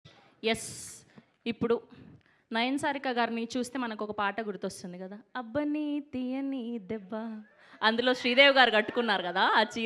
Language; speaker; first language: Telugu; native; Telugu